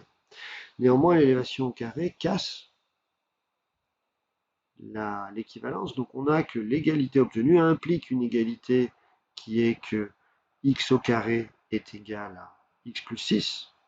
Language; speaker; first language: French; native; French